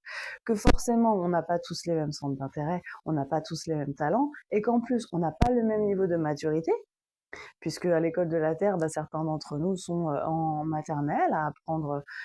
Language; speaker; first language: French; native; French